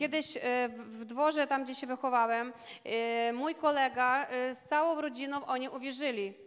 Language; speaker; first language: Polish; non-native, learner; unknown